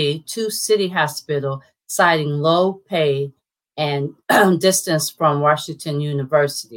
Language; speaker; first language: English; native; English